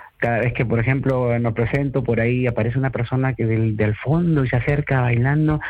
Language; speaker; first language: Spanish; native; Spanish